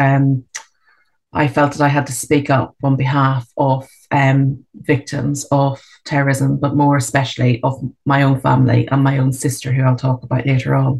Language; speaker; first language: English; native; English